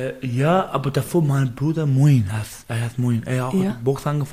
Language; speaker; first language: German; non-native, learner; Persian